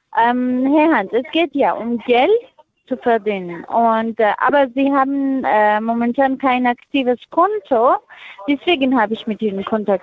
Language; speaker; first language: German; non-native, learner; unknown